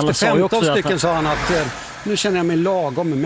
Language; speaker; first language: Swedish; native; Swedish